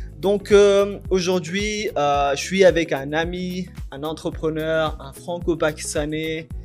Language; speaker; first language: French; early bilingual, other home language; Urdu